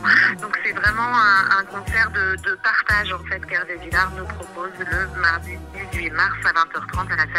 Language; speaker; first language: French; native; French